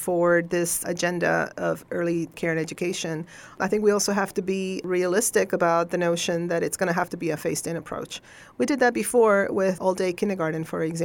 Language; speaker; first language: English; non-native, fluent; Spanish